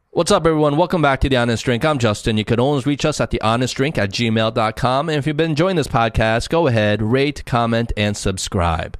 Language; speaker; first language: English; early bilingual, other home language; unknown